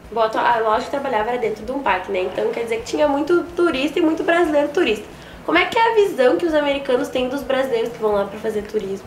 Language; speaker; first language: Portuguese; native; Portuguese